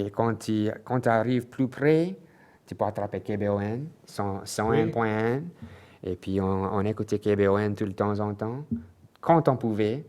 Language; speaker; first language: French; non-native, local second language; English